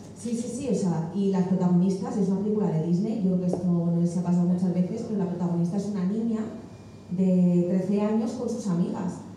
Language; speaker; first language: Spanish; native; Spanish